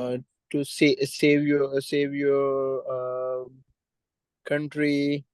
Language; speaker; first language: English; non-native, learner; Urdu